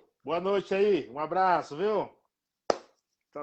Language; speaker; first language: Portuguese; native; Portuguese